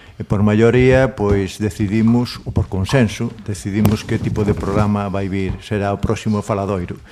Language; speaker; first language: Galician; non-native, local second language; Spanish